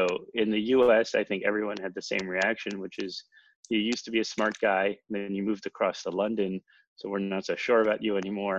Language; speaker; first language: English; native; English